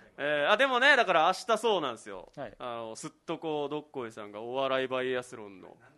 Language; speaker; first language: Japanese; native; Japanese